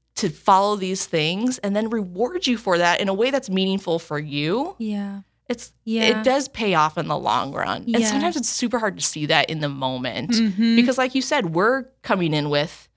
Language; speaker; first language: English; native; English